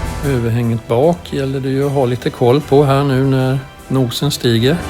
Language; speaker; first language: Swedish; native; Swedish